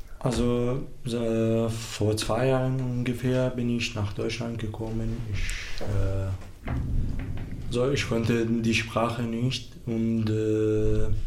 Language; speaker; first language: German; non-native, learner; Arabic